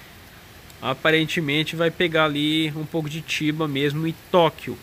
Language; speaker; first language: Portuguese; native; Portuguese